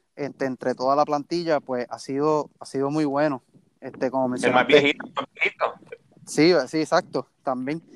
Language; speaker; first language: Spanish; native; Spanish